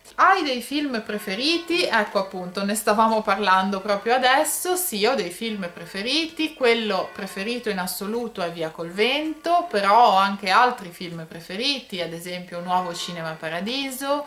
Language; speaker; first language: Italian; native; Italian